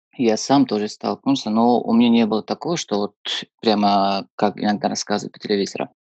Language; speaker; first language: Russian; non-native, fluent; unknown